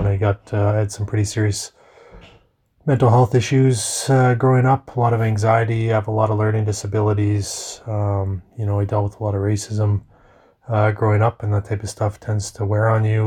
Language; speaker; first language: English; native; English